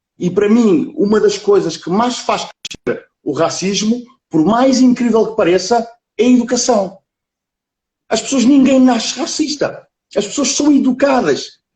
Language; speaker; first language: Portuguese; early bilingual, other home language; Kabuverdianu